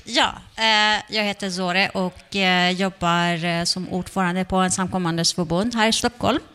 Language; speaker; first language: Swedish; non-native, fluent; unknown